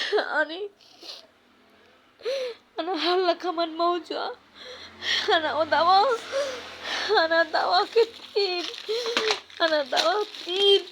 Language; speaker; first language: Arabic; non-native, learner; Bangla